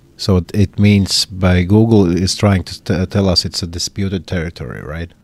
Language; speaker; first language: English; non-native, fluent; Latvian